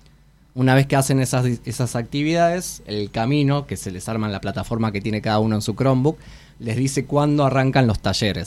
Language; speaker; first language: Spanish; native; Spanish